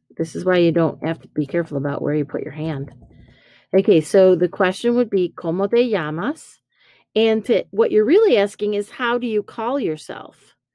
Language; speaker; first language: English; native; English